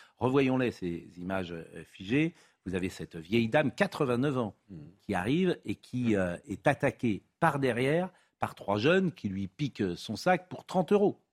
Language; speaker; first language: French; native; French